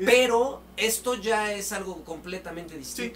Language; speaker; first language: Spanish; native; Spanish